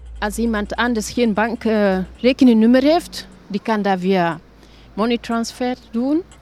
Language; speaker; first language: Dutch; non-native, fluent; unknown